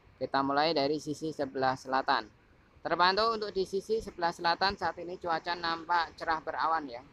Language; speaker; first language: Indonesian; native; Indonesian